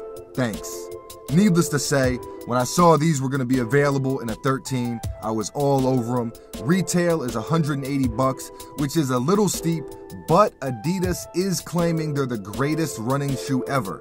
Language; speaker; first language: English; native; English